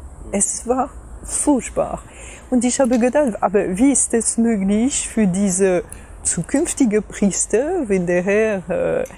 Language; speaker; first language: German; non-native, fluent; French